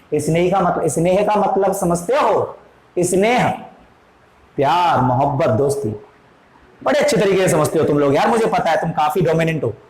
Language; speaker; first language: Hindi; native; Hindi